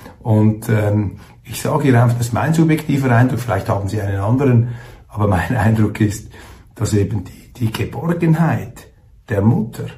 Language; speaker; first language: German; native; German